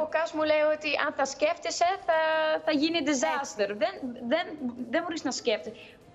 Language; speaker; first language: Greek; early bilingual, heritage; Greek